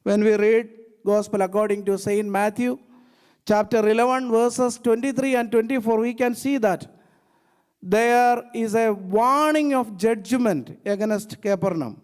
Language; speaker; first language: English; non-native, local second language; Malayalam